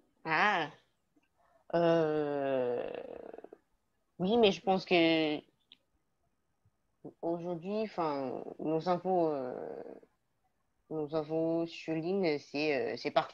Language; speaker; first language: French; non-native, learner; Chinese